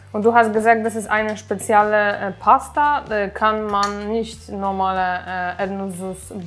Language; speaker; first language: German; non-native, learner; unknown